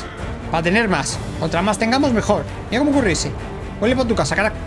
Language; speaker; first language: Spanish; native; Spanish